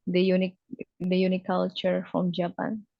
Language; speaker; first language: English; non-native, learner; Indonesian